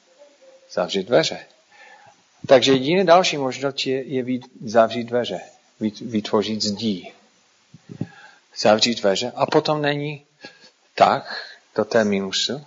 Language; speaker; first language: Czech; non-native, fluent; English